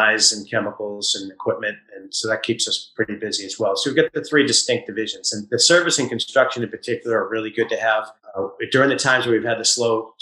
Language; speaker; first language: English; native; English